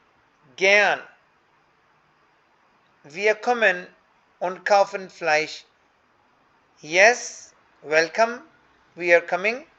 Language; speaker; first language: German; non-native, fluent; Hindi